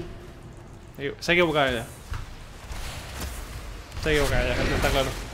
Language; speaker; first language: Spanish; native; Spanish